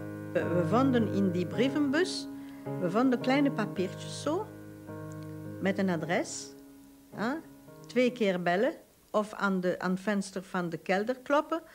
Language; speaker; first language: Dutch; non-native, local second language; French